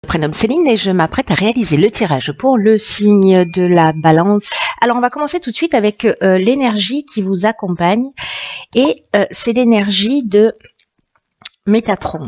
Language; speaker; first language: French; native; French